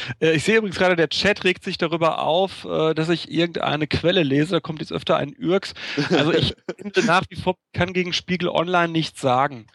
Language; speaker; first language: German; native; German